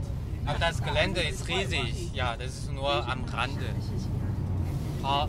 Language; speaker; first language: German; non-native, fluent; Chinese